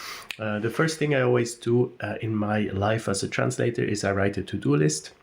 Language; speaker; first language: English; non-native, fluent; German